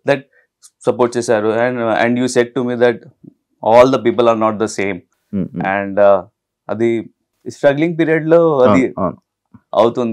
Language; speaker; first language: Telugu; non-native, local second language; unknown